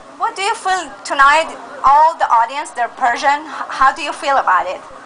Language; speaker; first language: English; non-native, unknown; Persian